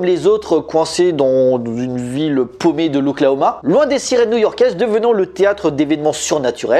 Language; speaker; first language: French; native; French